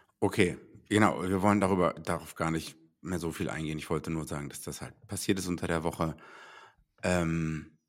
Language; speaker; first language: German; native; German